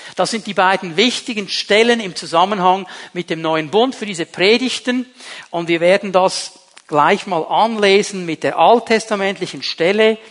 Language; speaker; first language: German; native; German